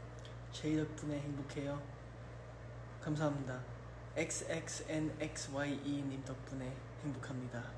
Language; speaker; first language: Korean; early bilingual, heritage; English